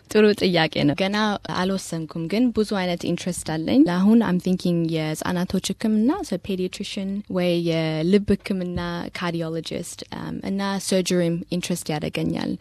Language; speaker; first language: Amharic; early bilingual, heritage; Amharic